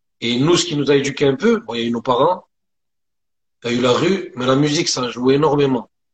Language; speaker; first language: French; early bilingual, other home language; Arabic